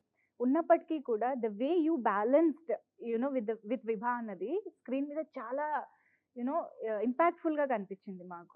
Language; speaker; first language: Telugu; native; Telugu